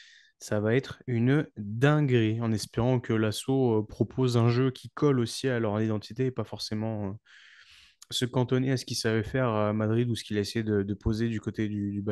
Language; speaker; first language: French; native; French